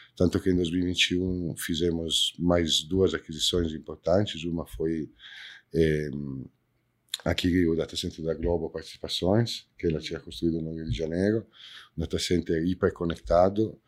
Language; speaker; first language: Portuguese; non-native, fluent; Italian